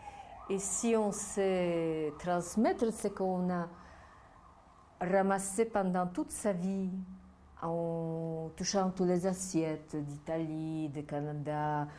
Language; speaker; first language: French; non-native, fluent; Polish